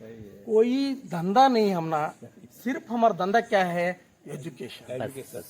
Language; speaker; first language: Hindi; non-native, local second language; Kannada